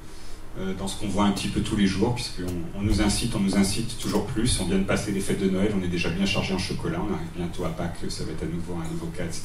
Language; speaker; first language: French; native; French